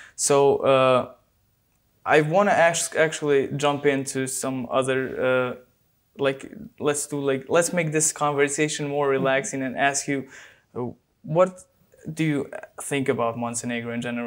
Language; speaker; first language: English; non-native, fluent; Albanian